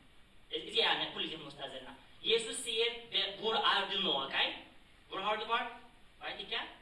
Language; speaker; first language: Norwegian; non-native, fluent; Tigrinya